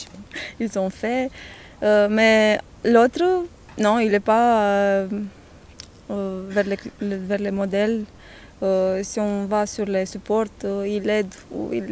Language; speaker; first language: French; non-native, learner; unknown